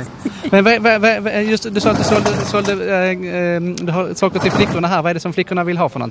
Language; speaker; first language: Swedish; native; Swedish